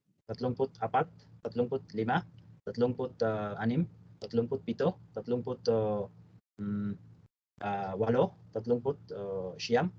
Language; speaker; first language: Filipino; non-native, learner; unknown